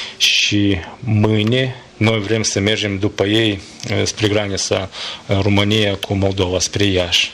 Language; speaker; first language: Romanian; non-native, learner; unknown